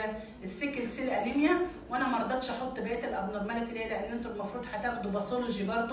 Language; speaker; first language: Arabic; native; Arabic